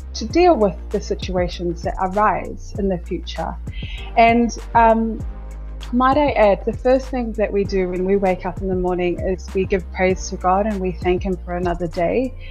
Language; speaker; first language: English; native; English